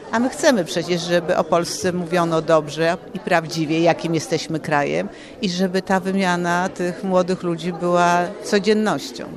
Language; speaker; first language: Polish; native; Polish